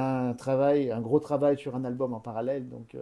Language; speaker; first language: French; native; French